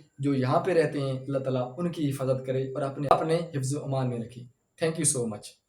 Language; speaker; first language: Urdu; non-native, local second language; Punjabi